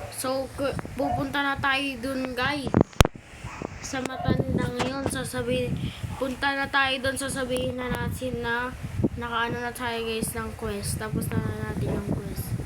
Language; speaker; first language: Filipino; early bilingual, heritage; English